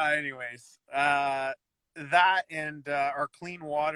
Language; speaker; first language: English; native; English